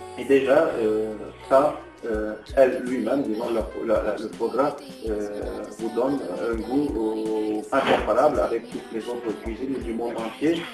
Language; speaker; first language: French; non-native, fluent; Turkish